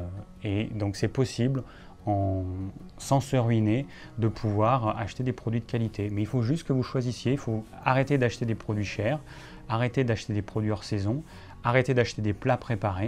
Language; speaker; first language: French; native; French